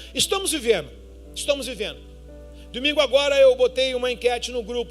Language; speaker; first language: Portuguese; native; Portuguese